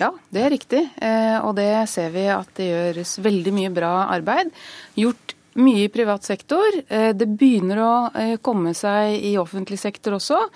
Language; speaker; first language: Norwegian; native; Norwegian